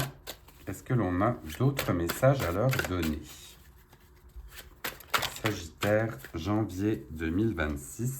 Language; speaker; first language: French; native; French